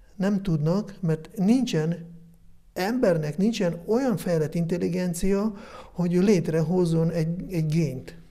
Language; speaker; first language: Hungarian; early bilingual, heritage; Hungarian